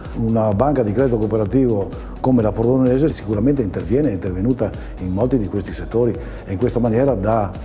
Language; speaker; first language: Italian; native; Italian